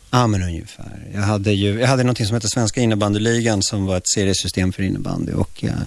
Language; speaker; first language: Swedish; early bilingual, other home language; Spanish